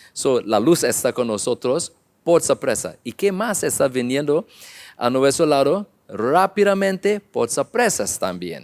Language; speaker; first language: Spanish; non-native, learner; English